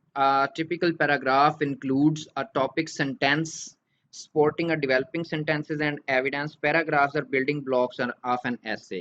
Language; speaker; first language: English; non-native, local second language; Urdu